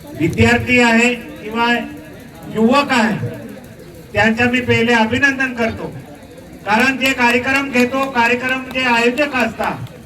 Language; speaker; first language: Marathi; non-native, local second language; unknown